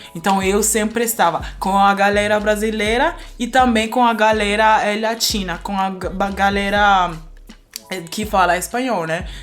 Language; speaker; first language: Portuguese; non-native, fluent; German